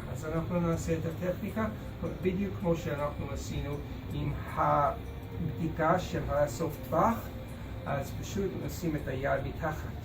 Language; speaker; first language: Hebrew; non-native, fluent; English